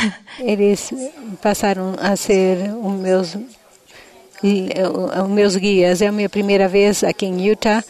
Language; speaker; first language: Portuguese; non-native, fluent; Indonesian